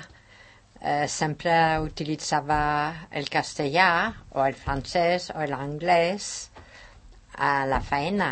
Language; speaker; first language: Catalan; non-native, learner; French